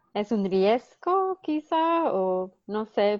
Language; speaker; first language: Spanish; non-native, learner; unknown